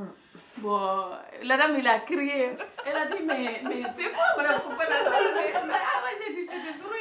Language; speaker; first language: French; non-native, learner; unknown